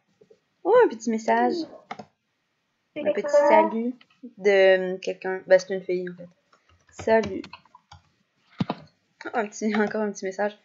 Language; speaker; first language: French; native; French